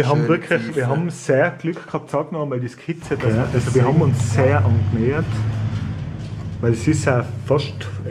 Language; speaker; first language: German; native; German